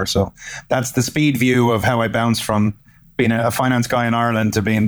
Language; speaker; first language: English; native; English